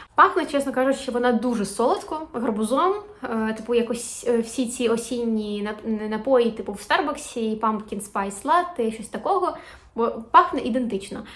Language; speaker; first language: Ukrainian; native; Ukrainian